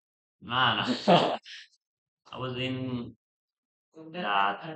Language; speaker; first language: English; non-native, learner; Indonesian